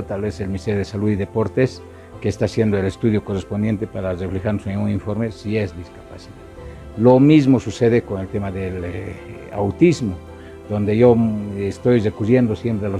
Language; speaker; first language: Spanish; native; Spanish